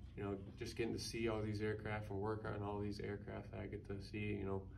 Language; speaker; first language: English; native; English